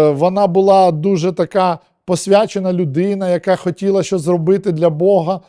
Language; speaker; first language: Ukrainian; non-native, local second language; Russian